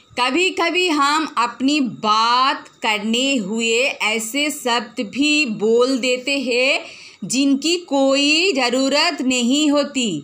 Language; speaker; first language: Hindi; non-native, local second language; Bangla